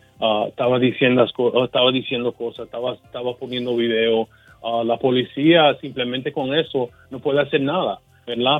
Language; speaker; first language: Spanish; early bilingual, heritage; Spanish